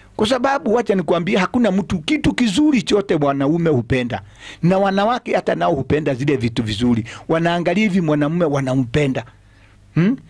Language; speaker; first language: Swahili; non-native, local second language; Kikuyu